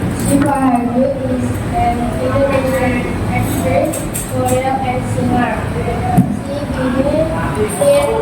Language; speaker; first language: English; non-native, learner; Indonesian